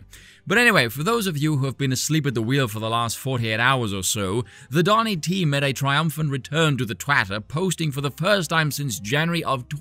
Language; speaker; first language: English; native; English